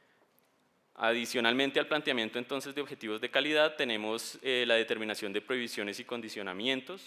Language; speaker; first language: Spanish; native; Spanish